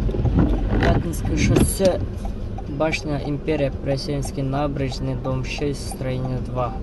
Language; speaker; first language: Russian; non-native, learner; Kyrgyz